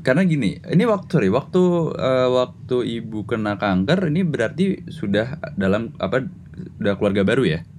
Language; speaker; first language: Indonesian; native; Indonesian